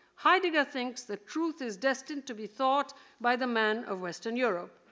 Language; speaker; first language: English; non-native, local second language; Bangla